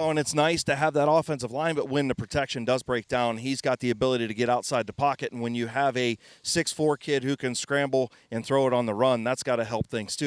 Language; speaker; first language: English; native; English